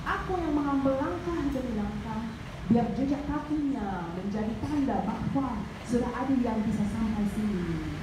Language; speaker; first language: Indonesian; non-native, fluent; English